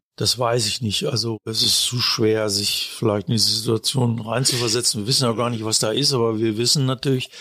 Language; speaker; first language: German; native; German